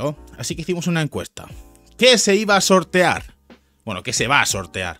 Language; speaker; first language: Spanish; native; Spanish